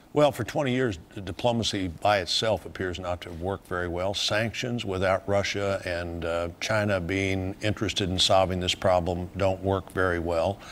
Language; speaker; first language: English; native; English